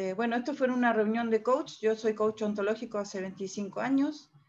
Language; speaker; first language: Spanish; native; Spanish